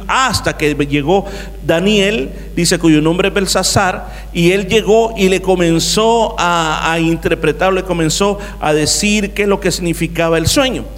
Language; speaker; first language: Spanish; native; Spanish